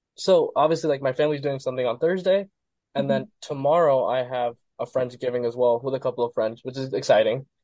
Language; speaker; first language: English; native; English